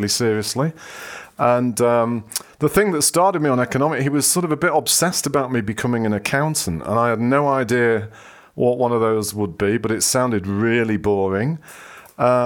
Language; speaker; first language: English; native; English